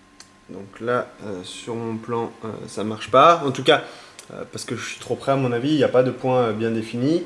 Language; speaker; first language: French; native; French